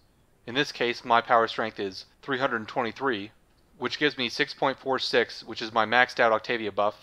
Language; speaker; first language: English; native; English